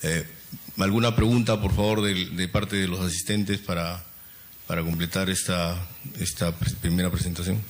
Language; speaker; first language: Spanish; native; Spanish